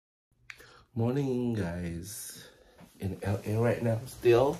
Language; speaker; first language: English; non-native, fluent; Indonesian